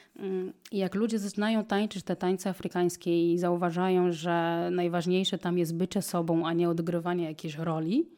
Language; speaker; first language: Polish; non-native, fluent; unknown